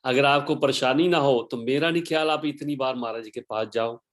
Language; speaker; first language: Hindi; non-native, local second language; Punjabi